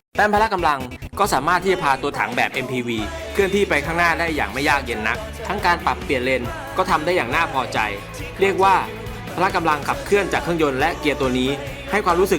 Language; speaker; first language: Thai; native; Thai